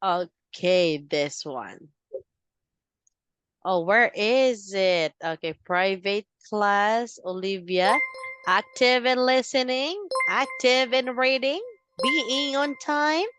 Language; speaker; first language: English; non-native, fluent; Filipino